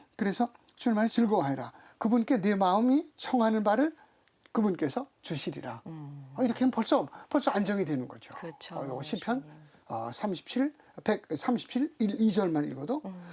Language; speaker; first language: Korean; native; Korean